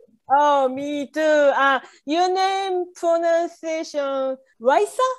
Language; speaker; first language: English; non-native, learner; Japanese